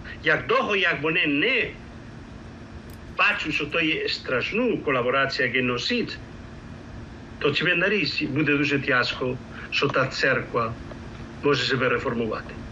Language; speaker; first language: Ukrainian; non-native, fluent; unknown